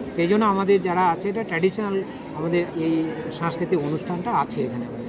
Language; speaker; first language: Bangla; non-native, local second language; Santali